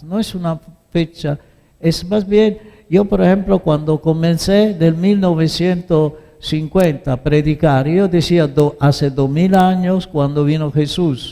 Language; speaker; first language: Spanish; non-native, fluent; Italian